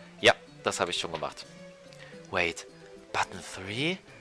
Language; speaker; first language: German; native; German